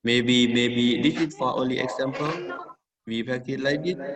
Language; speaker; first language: English; non-native, learner; Thai